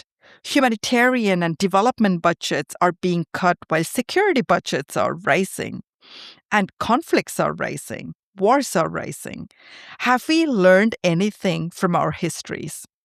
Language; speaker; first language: English; non-native, fluent; Tamil